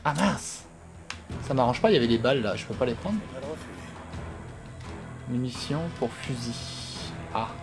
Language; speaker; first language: French; native; French